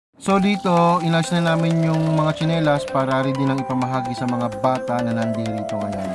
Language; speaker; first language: Filipino; non-native, local second language; Bikol